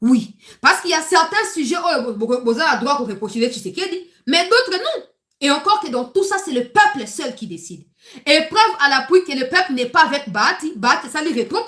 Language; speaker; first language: French; non-native, local second language; Lingala